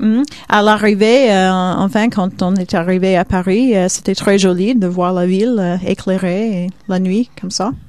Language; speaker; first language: French; non-native, fluent; Swedish